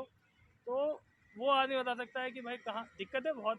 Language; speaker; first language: Hindi; native; Hindi